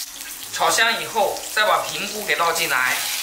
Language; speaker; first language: Chinese; native; Chinese